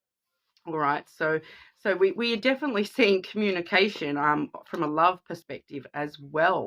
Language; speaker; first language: English; native; English